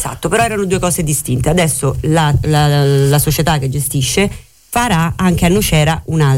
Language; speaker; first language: Italian; native; Italian